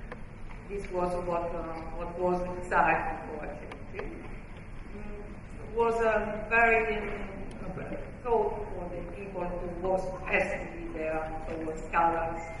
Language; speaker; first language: English; non-native, fluent; Italian